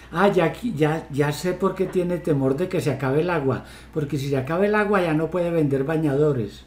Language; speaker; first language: Spanish; native; Spanish